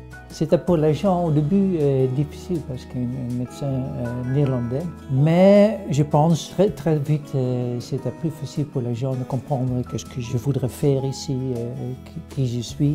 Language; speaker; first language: French; non-native, fluent; Dutch